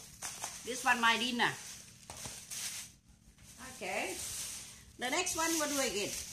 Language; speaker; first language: English; non-native, learner; Thai